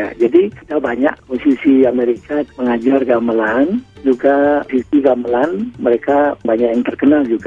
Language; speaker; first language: Indonesian; non-native, local second language; Balinese